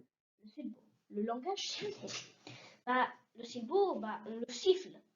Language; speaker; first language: French; early bilingual, heritage; French